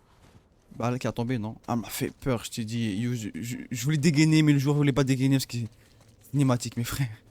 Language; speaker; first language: French; native; French